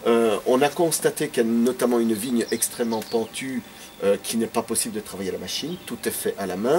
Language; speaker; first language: French; native; French